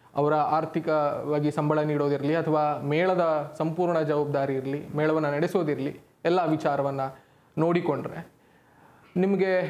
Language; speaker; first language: Kannada; native; Kannada